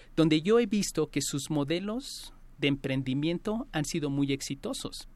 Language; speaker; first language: Spanish; native; Spanish